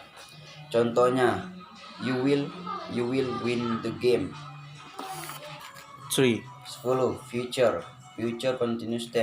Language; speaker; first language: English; non-native, learner; Indonesian